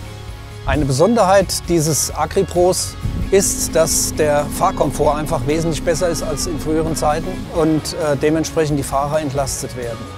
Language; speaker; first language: German; native; German